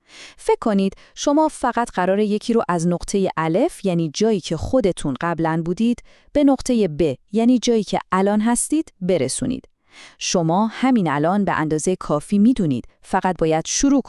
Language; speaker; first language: Persian; native; Persian